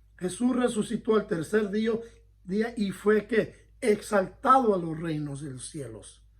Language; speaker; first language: Spanish; early bilingual, heritage; Spanish